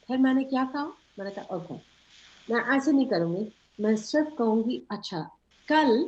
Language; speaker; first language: Hindi; early bilingual, heritage; English